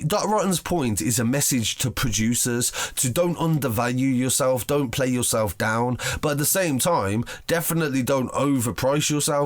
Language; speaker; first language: English; native; English